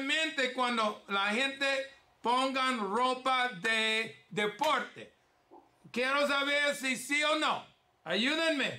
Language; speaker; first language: Spanish; early bilingual, heritage; English